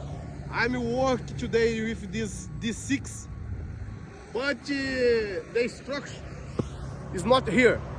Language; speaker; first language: English; non-native, learner; Portuguese